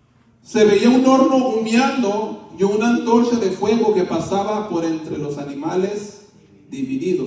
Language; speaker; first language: Spanish; native; Spanish